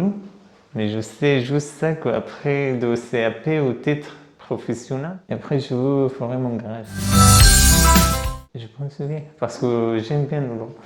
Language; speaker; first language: French; non-native, learner; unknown